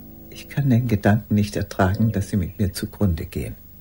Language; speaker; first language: German; native; German